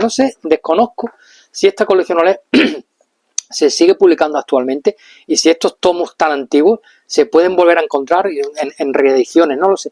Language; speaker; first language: Spanish; native; Spanish